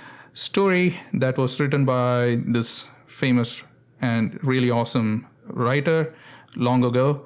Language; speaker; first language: English; non-native, local second language; Tamil